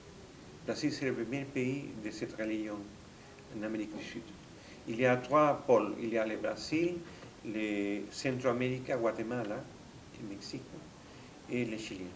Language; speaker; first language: French; non-native, fluent; Spanish